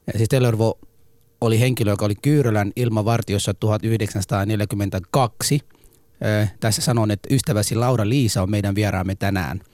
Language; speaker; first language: Finnish; non-native, fluent; Somali